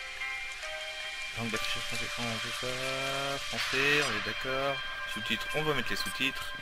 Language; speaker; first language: French; native; French